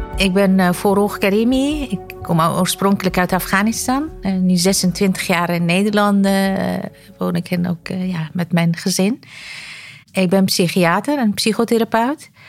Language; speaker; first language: Dutch; non-native, fluent; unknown